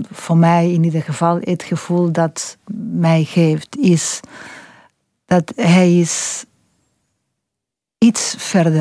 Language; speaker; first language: Dutch; non-native, fluent; French